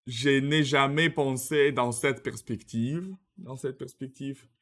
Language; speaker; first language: French; non-native, learner; Russian